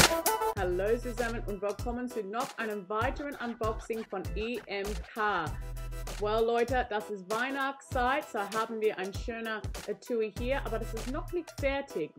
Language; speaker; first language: German; non-native, learner; English